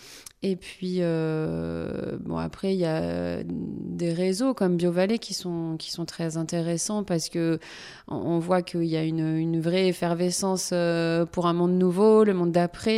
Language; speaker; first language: French; native; French